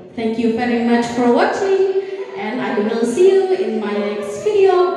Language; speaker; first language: English; non-native, fluent; Indonesian